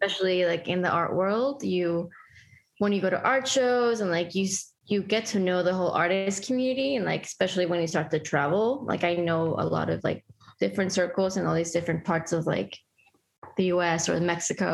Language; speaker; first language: English; early bilingual, other home language; Spanish